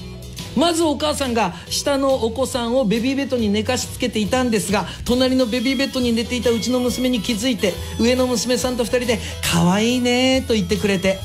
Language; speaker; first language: Japanese; native; Japanese